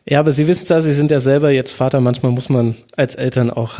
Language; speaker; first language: German; native; German